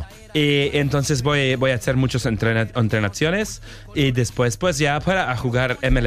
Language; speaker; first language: Spanish; non-native, learner; Polish